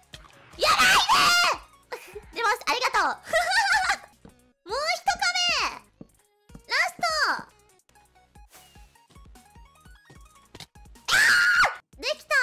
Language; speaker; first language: Japanese; native; Japanese